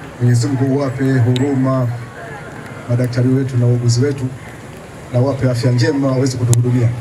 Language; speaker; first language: Swahili; native; Swahili